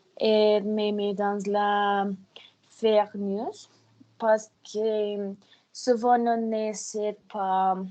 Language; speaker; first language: French; non-native, learner; Spanish